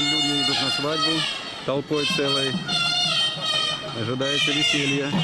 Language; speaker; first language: Russian; native; Russian